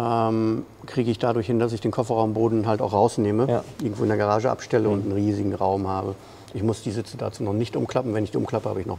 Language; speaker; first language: German; native; German